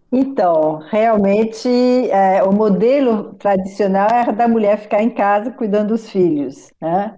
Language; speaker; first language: Portuguese; non-native, fluent; French